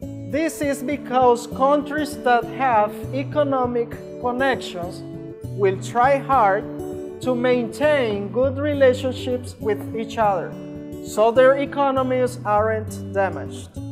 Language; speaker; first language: English; non-native, fluent; Spanish